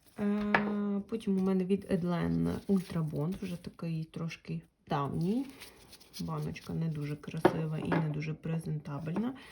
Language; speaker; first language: Ukrainian; non-native, local second language; Russian